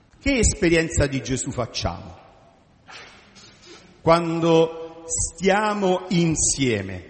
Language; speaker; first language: Italian; native; Italian